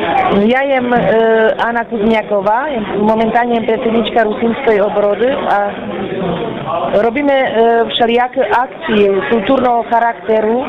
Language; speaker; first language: Slovak; non-native, local second language; Rusyn